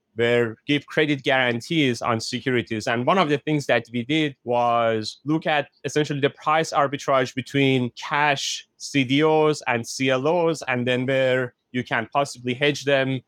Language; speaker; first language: English; non-native, fluent; Persian